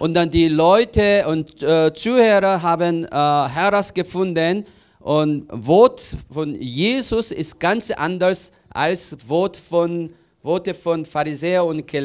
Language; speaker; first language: German; non-native, learner; Korean